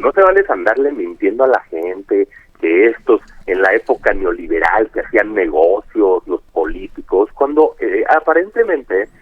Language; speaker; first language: Spanish; native; Spanish